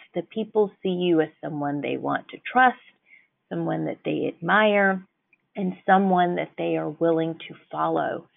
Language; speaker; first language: English; native; English